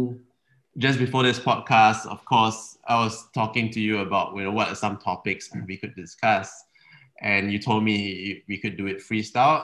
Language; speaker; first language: English; native; English